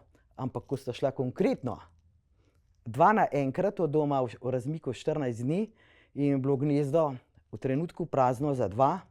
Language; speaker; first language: Slovenian; native; Slovenian